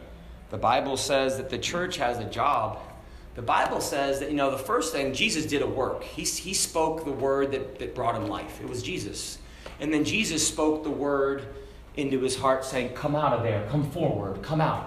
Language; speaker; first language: English; native; English